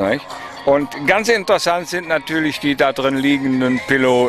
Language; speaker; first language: German; native; German